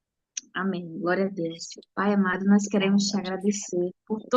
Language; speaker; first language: Portuguese; native; Portuguese